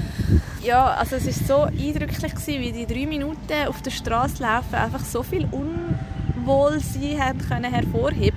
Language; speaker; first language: German; native; German